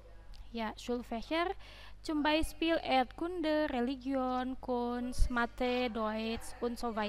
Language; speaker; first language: German; non-native, learner; Indonesian